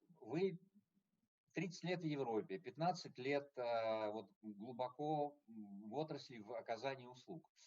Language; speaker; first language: Russian; native; Russian